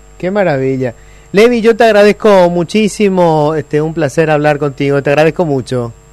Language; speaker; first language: Spanish; native; Spanish